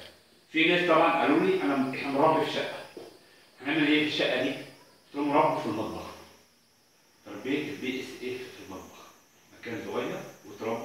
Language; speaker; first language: Arabic; native; Arabic